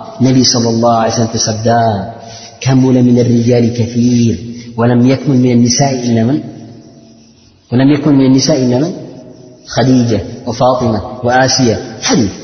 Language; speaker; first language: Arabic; non-native, fluent; Malay